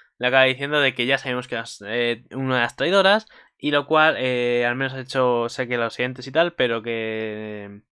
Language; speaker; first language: Spanish; native; Spanish